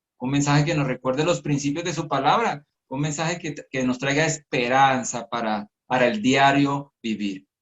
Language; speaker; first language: Spanish; native; Spanish